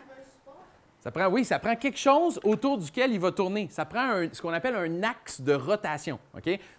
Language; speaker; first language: French; native; French